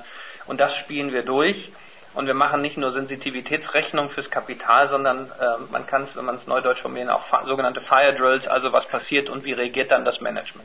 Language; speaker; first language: German; native; German